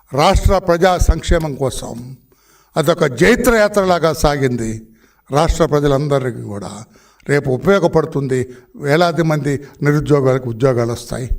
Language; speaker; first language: Telugu; native; Telugu